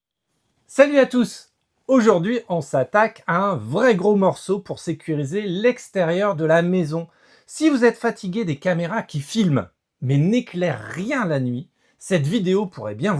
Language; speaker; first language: French; native; French